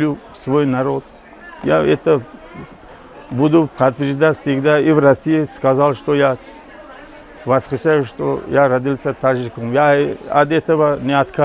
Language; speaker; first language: Russian; non-native, local second language; Tajik